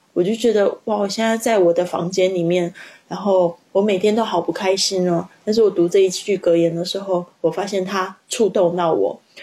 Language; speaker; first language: Chinese; native; Chinese